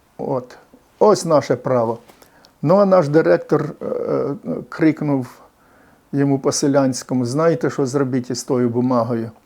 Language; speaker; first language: Ukrainian; native; Ukrainian